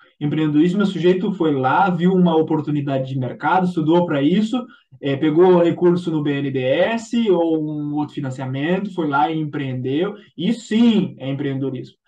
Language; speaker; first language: Portuguese; native; Portuguese